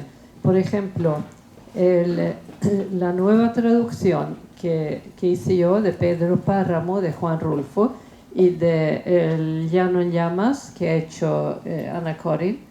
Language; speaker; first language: Spanish; non-native, fluent; Swedish